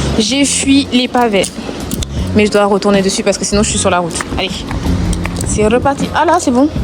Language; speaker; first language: French; native; French